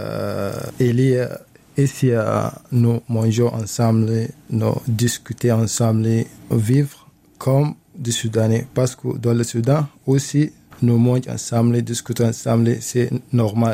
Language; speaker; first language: French; non-native, learner; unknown